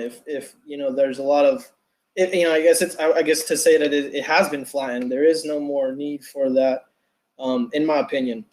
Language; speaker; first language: English; native; English